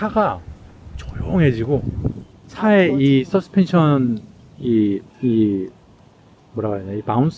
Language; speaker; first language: Korean; native; Korean